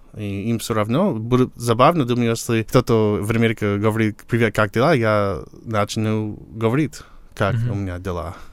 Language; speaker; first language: Russian; non-native, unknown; English